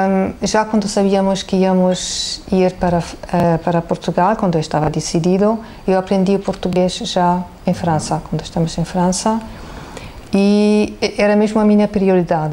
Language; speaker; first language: Portuguese; non-native, fluent; German